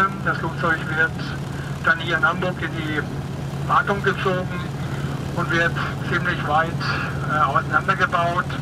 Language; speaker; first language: German; native; German